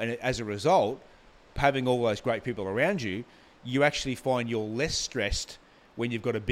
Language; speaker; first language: English; native; English